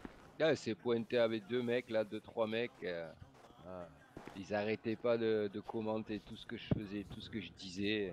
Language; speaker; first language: French; native; French